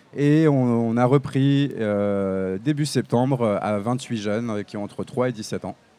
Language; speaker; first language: French; native; French